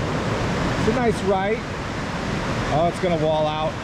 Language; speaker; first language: English; native; English